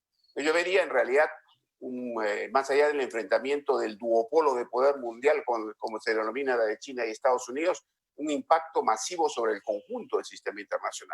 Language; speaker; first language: Spanish; native; Spanish